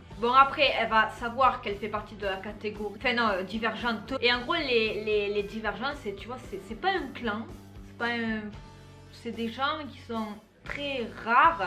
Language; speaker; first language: French; native; French